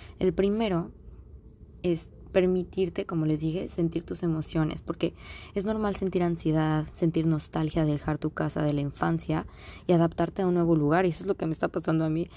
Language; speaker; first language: Spanish; native; Spanish